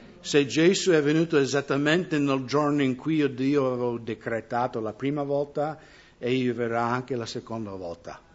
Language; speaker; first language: Italian; non-native, fluent; English